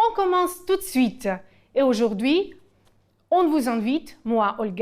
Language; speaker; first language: French; non-native, fluent; Ukrainian